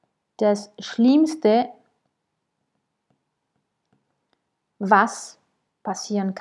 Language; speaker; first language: German; non-native, fluent; French